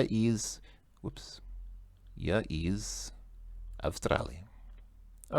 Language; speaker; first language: Russian; non-native, learner; English